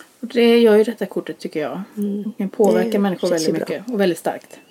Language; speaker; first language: Swedish; native; Swedish